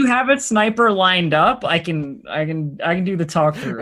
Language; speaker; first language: English; native; English